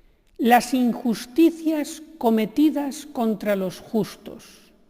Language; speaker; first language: Spanish; native; Spanish